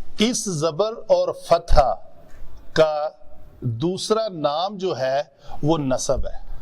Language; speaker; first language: Urdu; non-native, local second language; Punjabi